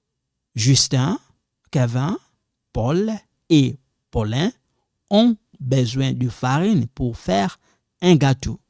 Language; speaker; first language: French; non-native, local second language; Lingala